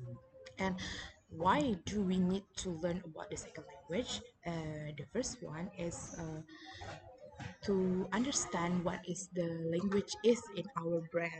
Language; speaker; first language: English; non-native, learner; Indonesian